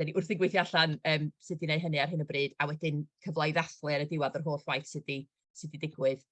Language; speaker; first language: Welsh; native; Welsh